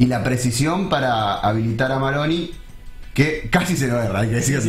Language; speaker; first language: Spanish; native; Spanish